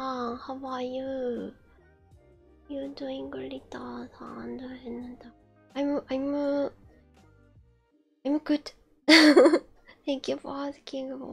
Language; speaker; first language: English; non-native, learner; Japanese